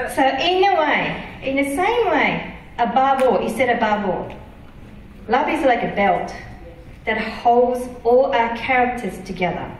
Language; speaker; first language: English; non-native, fluent; Japanese